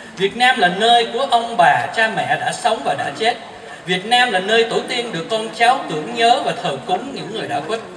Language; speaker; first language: Vietnamese; early bilingual, heritage; Vietnamese